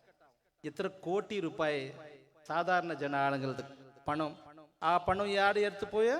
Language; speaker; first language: Malayalam; non-native, learner; Urdu